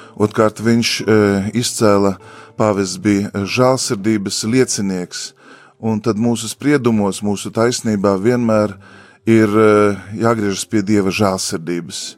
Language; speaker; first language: Latvian; native; Latvian